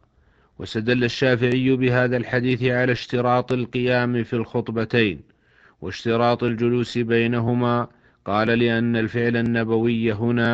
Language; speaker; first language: Arabic; native; Arabic